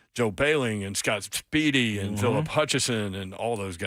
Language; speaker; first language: English; native; English